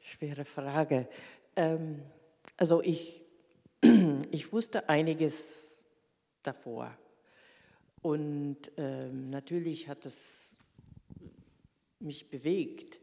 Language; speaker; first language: German; early bilingual, heritage; German